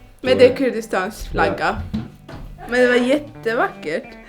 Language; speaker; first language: Swedish; non-native, learner; Kurdish